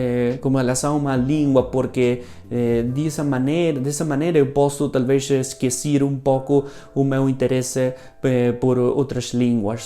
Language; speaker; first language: Portuguese; non-native, fluent; Spanish